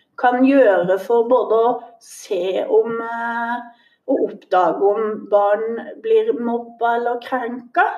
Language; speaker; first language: Norwegian; native; Norwegian